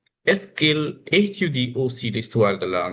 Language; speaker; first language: French; non-native, fluent; Hindi